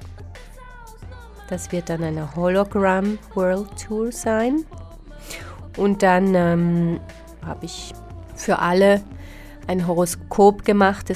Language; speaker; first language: German; early bilingual, other home language; Slovak